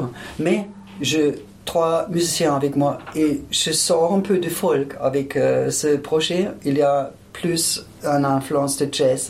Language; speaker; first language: French; non-native, fluent; German